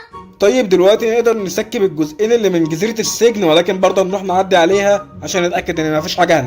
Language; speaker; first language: Arabic; native; Arabic